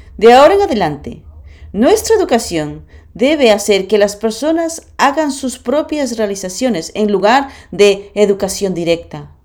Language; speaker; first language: Spanish; non-native, fluent; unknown